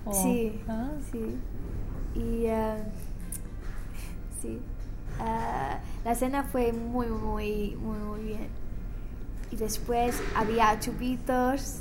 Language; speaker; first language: Spanish; non-native, learner; English